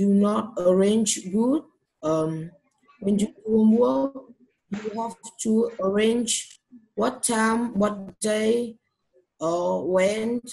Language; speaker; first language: English; non-native, learner; Vietnamese